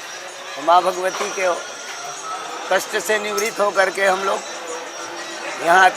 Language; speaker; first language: Hindi; native; Hindi